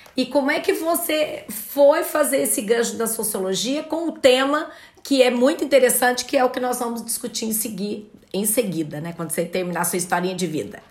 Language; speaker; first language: Portuguese; native; Portuguese